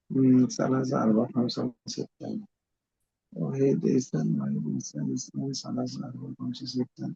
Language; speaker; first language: Arabic; non-native, learner; Bangla